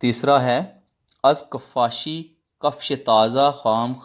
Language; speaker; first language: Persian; non-native, fluent; Urdu